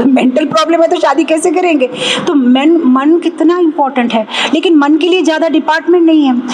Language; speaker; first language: Hindi; non-native, local second language; Telugu